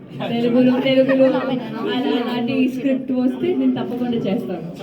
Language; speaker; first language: Telugu; non-native, local second language; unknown